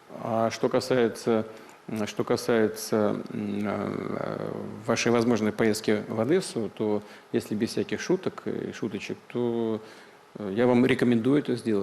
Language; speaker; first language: Russian; native; Russian